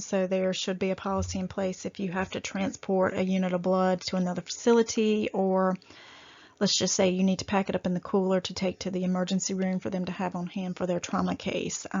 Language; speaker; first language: English; native; English